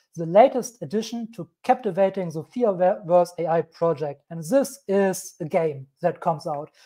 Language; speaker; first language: English; non-native, fluent; German